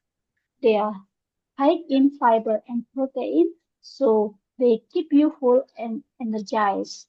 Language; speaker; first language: English; non-native, learner; Indonesian